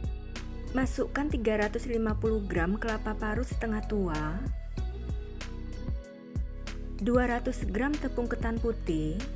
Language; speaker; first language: Indonesian; native; Indonesian